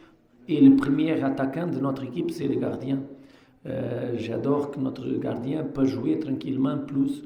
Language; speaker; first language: French; non-native, fluent; Portuguese